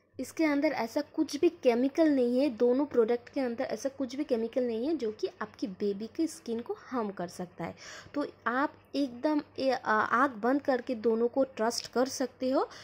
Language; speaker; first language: Hindi; non-native, local second language; Bangla